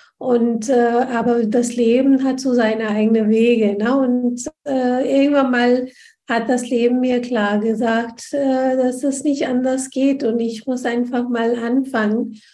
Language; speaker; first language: German; non-native, fluent; Hindi